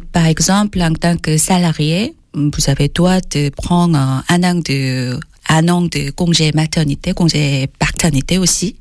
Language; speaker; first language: French; non-native, fluent; Korean